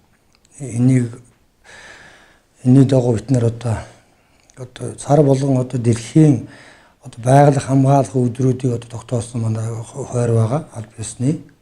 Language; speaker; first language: Mongolian; non-native, local second language; Kazakh